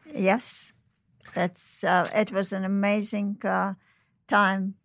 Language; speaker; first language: English; non-native, fluent; Uzbek